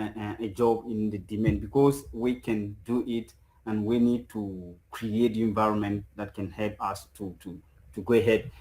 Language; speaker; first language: English; non-native, fluent; French